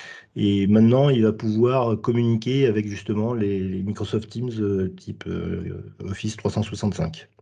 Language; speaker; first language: French; native; French